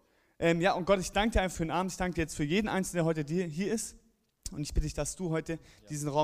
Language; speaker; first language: German; native; German